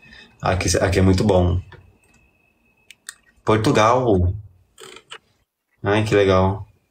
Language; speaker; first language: Portuguese; native; Portuguese